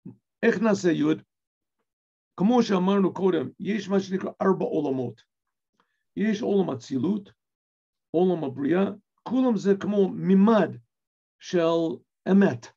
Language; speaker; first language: Hebrew; non-native, fluent; English